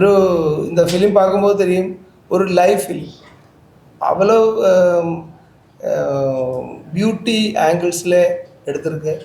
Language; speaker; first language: Tamil; non-native, learner; Malayalam